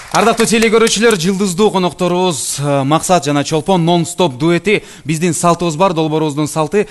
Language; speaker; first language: Kyrgyz; native; Kyrgyz